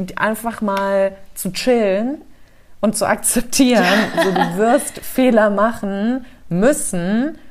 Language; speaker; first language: German; early bilingual, heritage; German